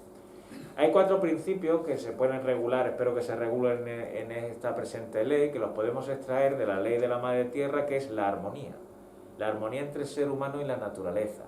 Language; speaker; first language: Spanish; native; Spanish